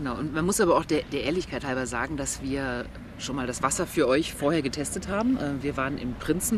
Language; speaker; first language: German; native; German